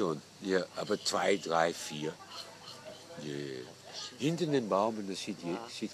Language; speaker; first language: German; non-native, fluent; Dutch